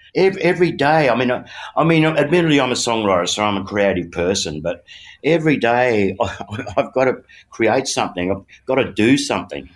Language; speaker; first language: English; native; English